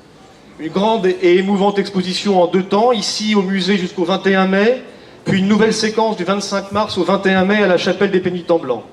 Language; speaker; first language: French; native; French